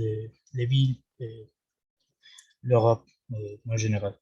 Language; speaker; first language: French; non-native, learner; Spanish